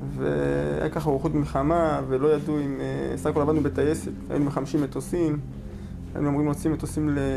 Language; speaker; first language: Hebrew; native; Hebrew